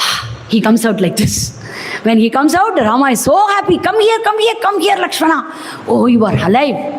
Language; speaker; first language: English; non-native, local second language; Tamil